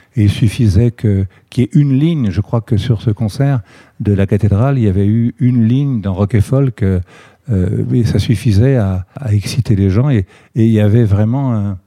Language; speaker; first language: French; native; French